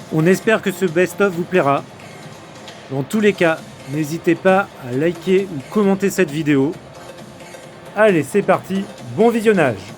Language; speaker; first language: French; native; French